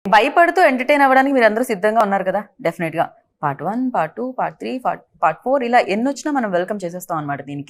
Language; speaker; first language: Telugu; native; Telugu